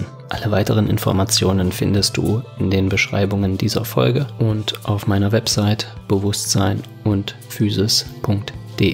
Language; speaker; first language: German; native; German